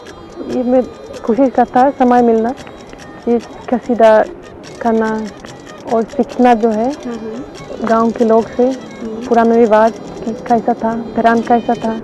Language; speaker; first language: Hindi; non-native, learner; Swedish